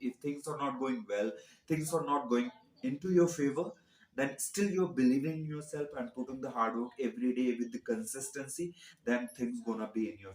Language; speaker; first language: English; non-native, local second language; Hindi